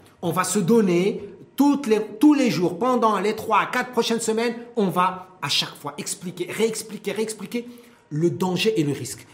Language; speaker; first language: French; non-native, local second language; Arabic